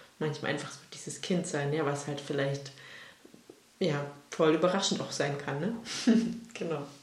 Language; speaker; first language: German; early bilingual, other home language; Russian